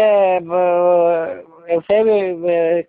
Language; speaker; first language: Hindi; non-native, learner; Malayalam